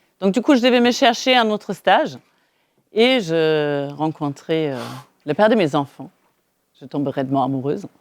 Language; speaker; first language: French; non-native, fluent; German